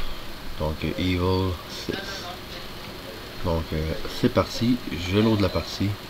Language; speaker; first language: French; native; French